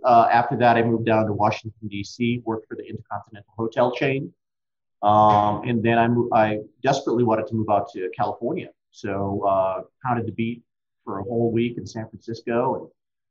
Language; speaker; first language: English; native; English